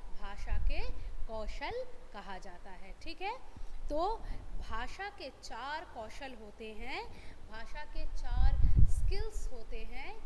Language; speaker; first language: Hindi; non-native, local second language; Bangla